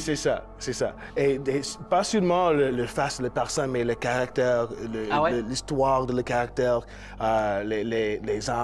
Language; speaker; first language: French; non-native, learner; English